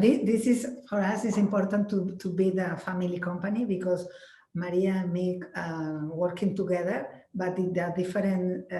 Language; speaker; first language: English; non-native, learner; Spanish